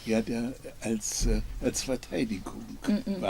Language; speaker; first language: German; non-native, fluent; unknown